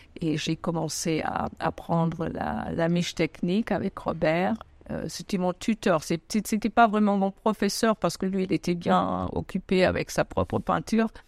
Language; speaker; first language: French; non-native, fluent; German